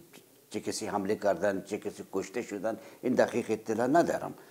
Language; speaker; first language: Persian; non-native, fluent; Urdu